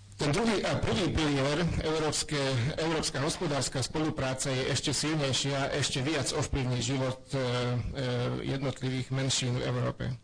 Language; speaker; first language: Slovak; non-native, local second language; Hungarian